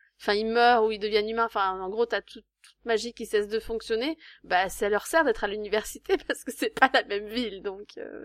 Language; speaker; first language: French; native; French